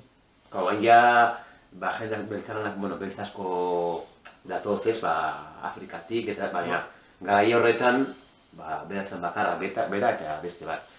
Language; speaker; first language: Basque; non-native, local second language; Spanish